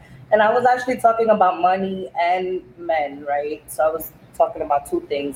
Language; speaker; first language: English; early bilingual, other home language; Spanish